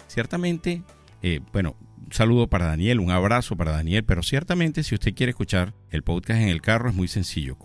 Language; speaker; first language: Spanish; native; Spanish